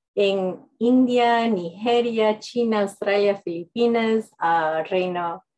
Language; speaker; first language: Spanish; early bilingual, heritage; English